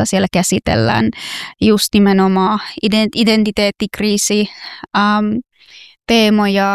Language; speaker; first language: Finnish; non-native, fluent; Persian